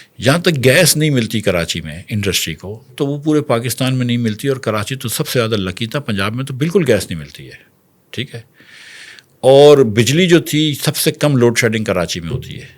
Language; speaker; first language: Urdu; native; Urdu